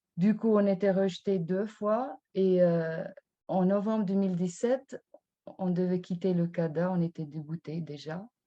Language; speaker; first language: French; non-native, fluent; Albanian